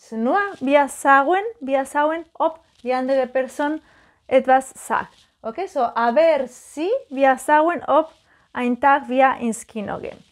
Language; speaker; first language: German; non-native, learner; Spanish